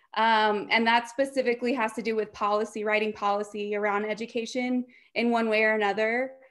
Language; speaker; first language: English; native; English